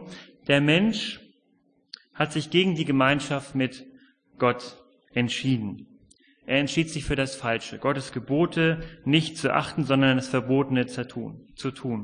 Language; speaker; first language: German; native; German